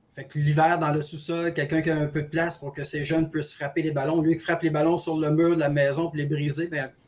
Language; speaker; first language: French; native; French